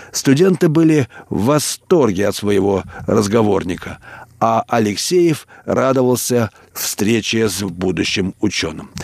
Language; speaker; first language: Russian; native; Russian